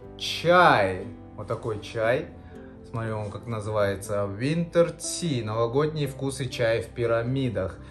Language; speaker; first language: Russian; native; Russian